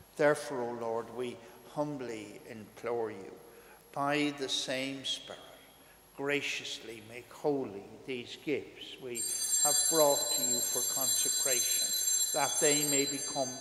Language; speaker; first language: English; native; English